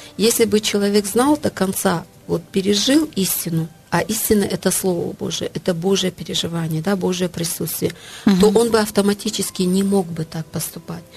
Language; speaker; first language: Russian; non-native, local second language; Tajik